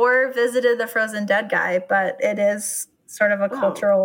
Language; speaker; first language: English; native; English